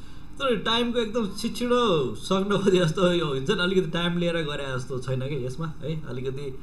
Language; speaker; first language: Nepali; native; Nepali